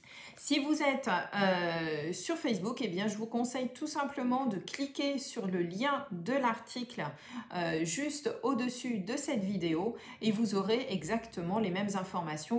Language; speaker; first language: French; native; French